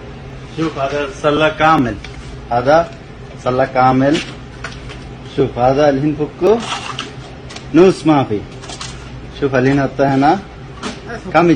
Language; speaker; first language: Arabic; non-native, learner; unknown